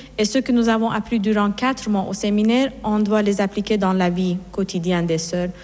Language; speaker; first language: French; non-native, fluent; Persian